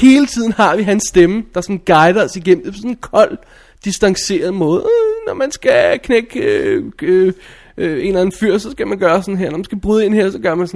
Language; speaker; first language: Danish; native; Danish